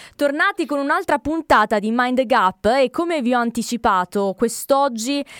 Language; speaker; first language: Italian; native; Italian